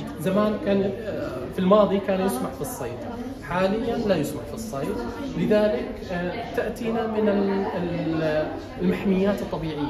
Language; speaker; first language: Arabic; native; Arabic